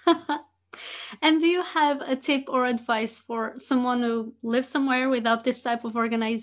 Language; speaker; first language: English; non-native, fluent; Portuguese